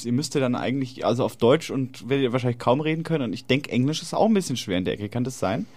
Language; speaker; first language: German; native; German